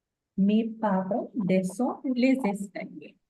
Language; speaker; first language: French; non-native, fluent; English